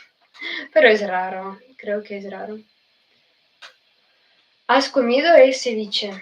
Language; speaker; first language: Spanish; non-native, fluent; Russian